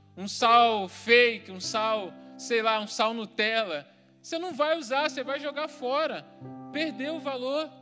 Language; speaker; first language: Portuguese; native; Portuguese